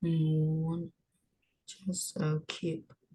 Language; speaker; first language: English; non-native, learner; Vietnamese